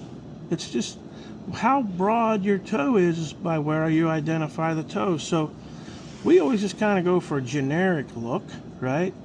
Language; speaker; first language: English; native; English